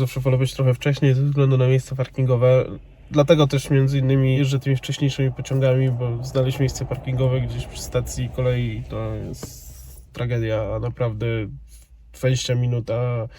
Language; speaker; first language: Polish; native; Polish